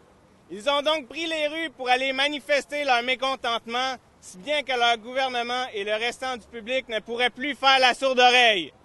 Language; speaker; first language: French; native; French